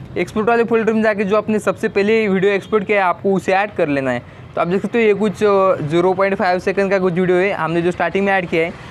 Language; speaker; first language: Hindi; non-native, local second language; Marathi